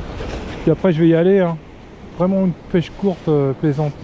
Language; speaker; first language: French; native; French